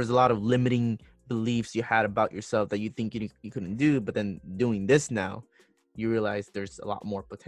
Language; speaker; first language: English; non-native, local second language; Filipino